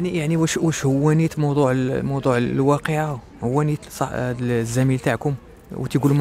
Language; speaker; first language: Arabic; native; Arabic